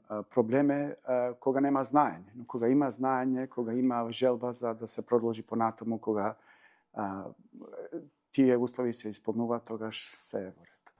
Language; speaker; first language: Macedonian; non-native, local second language; Albanian